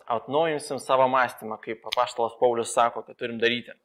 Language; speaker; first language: Lithuanian; non-native, fluent; Romanian